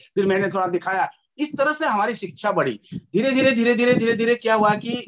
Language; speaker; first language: Hindi; native; Hindi